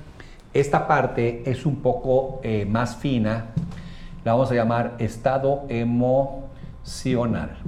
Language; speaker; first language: Spanish; native; Spanish